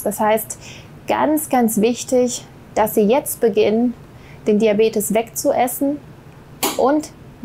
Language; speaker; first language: German; native; German